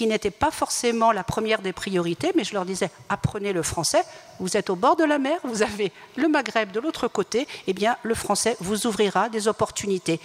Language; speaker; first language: French; native; French